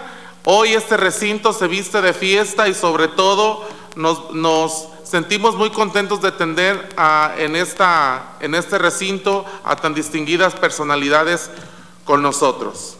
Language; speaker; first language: Spanish; native; Spanish